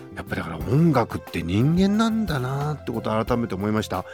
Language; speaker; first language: Japanese; native; Japanese